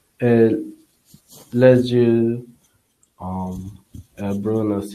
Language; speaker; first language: French; non-native, learner; English